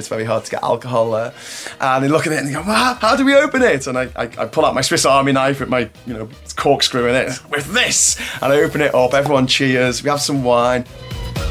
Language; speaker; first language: English; native; English